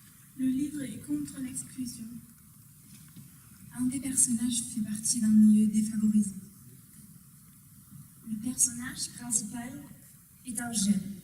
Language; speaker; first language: French; non-native, learner; German